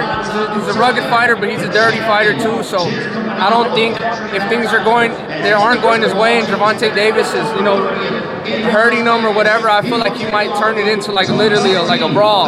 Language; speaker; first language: English; early bilingual, other home language; Spanish